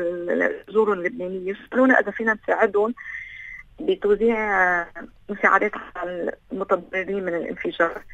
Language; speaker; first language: Arabic; native; Arabic